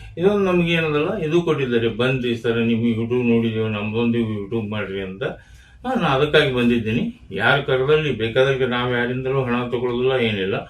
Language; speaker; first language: Kannada; native; Kannada